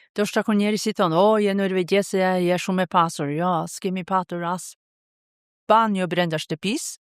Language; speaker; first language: Albanian; non-native, fluent; Norwegian